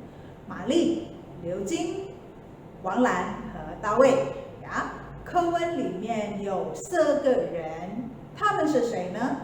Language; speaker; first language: Chinese; non-native, fluent; Indonesian